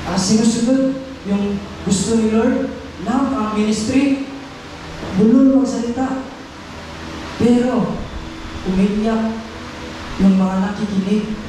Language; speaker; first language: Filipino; non-native, local second language; Cebuano